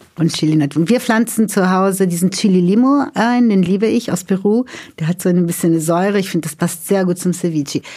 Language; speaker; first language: German; native; German